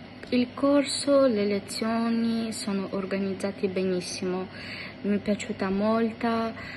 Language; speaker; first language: Italian; non-native, fluent; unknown